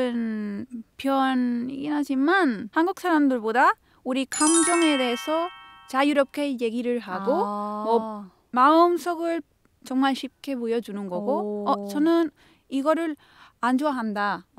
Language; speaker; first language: Korean; non-native, fluent; Spanish